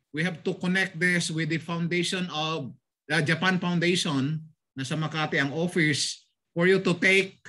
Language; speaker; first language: English; non-native, local second language; Filipino